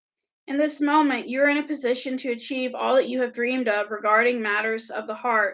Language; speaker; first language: English; native; English